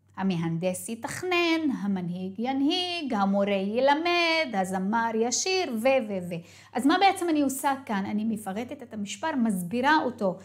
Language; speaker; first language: Hebrew; non-native, local second language; Arabic